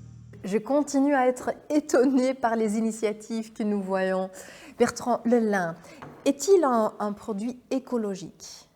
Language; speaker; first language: French; non-native, local second language; Dutch